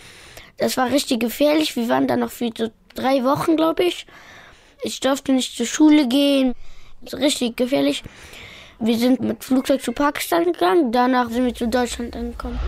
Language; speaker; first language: German; early bilingual, other home language; Pashto